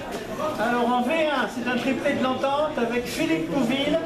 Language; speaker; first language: French; native; French